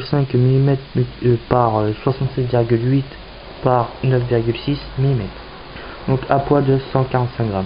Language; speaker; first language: French; native; French